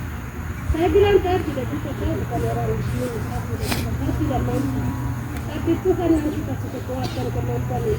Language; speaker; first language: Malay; non-native, local second language; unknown